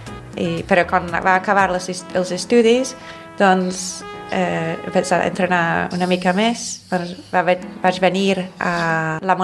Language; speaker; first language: Catalan; non-native, fluent; English